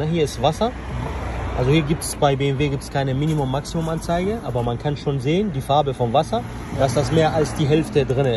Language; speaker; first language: German; native; German